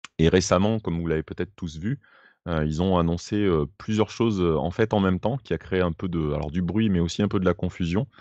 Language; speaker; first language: French; native; French